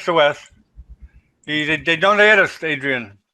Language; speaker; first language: Spanish; non-native, learner; English